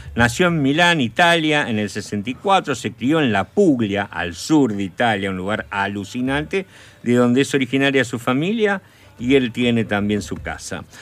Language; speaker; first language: Spanish; native; Spanish